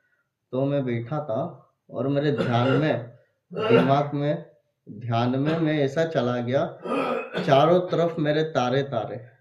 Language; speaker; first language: Hindi; native; Hindi